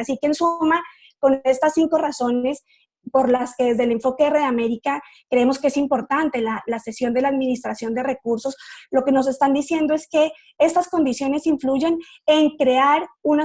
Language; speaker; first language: Spanish; native; Spanish